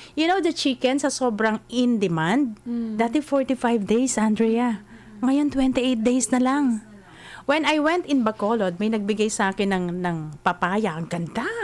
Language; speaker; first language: Filipino; native; Filipino